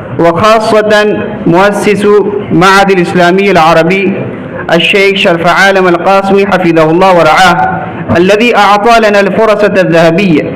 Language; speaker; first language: Arabic; non-native, fluent; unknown